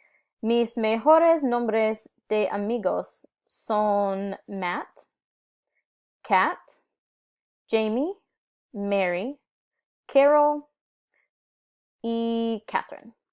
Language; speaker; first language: Spanish; non-native, learner; English